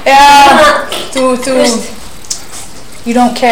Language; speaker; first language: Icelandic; non-native, learner; English